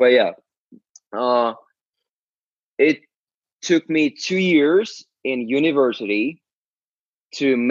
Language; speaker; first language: English; non-native, fluent; Ukrainian